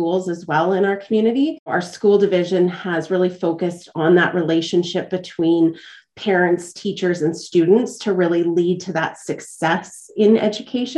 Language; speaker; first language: English; native; English